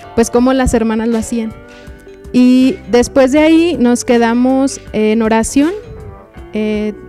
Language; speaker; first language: Spanish; native; Spanish